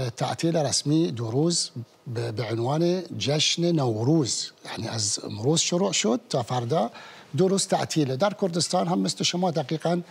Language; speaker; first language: Persian; non-native, fluent; Arabic